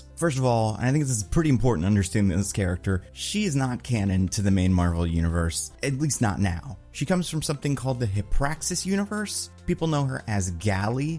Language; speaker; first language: English; native; English